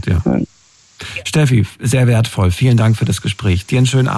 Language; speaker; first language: German; native; German